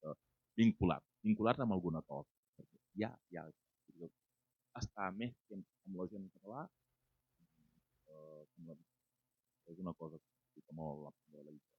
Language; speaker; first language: Catalan; non-native, fluent; Wolof